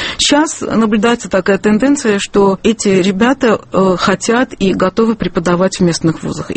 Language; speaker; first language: Russian; non-native, local second language; Azerbaijani